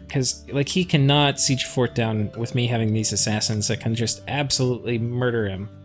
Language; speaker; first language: English; native; English